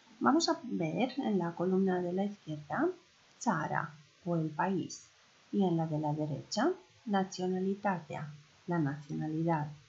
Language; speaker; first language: Spanish; non-native, fluent; Romanian